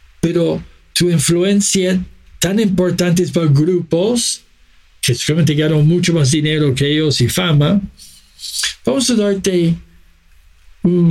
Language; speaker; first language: Spanish; non-native, fluent; English